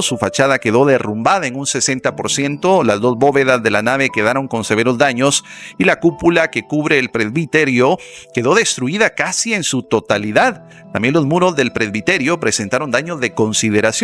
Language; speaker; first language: Spanish; native; Spanish